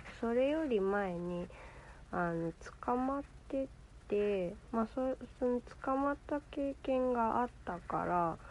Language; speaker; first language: Japanese; native; Japanese